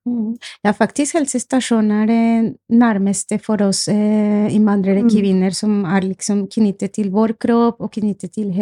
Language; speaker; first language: Norwegian; non-native, fluent; Spanish